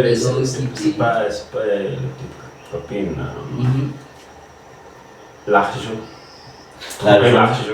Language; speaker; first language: French; non-native, learner; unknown